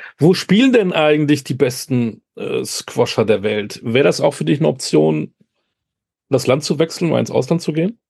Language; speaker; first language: German; native; German